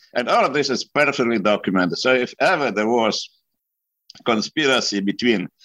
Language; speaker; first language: English; non-native, fluent; Polish